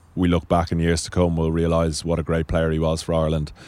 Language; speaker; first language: English; native; English